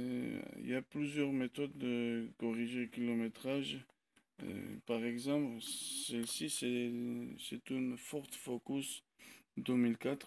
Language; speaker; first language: French; non-native, learner; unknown